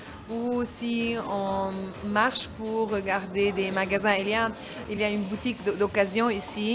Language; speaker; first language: French; non-native, fluent; Arabic